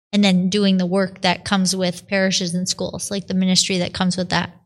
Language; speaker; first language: English; native; English